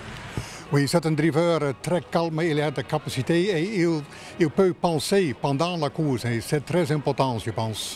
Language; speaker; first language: French; non-native, fluent; Dutch